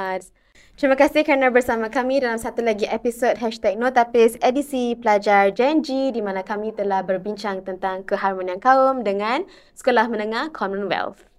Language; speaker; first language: Malay; native; Malay